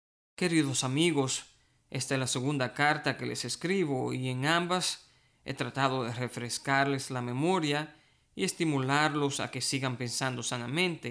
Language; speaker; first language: Spanish; native; Spanish